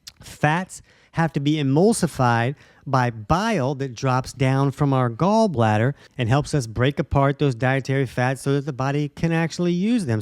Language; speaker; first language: English; native; English